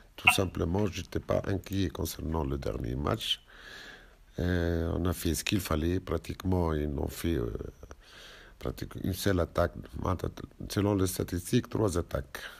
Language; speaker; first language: French; non-native, local second language; Arabic